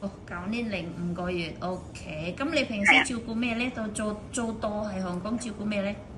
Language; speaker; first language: Cantonese; native; Cantonese